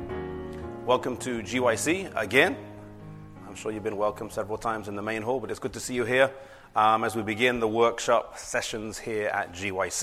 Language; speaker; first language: English; native; English